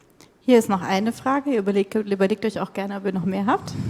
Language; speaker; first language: German; native; German